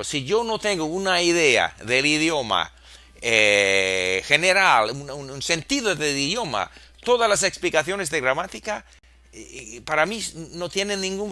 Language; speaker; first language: Spanish; non-native, fluent; English